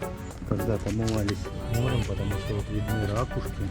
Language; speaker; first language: Russian; native; Russian